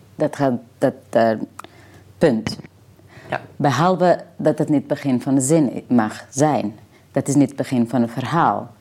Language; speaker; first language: Dutch; non-native, fluent; Serbian